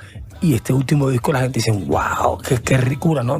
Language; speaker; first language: Spanish; native; Spanish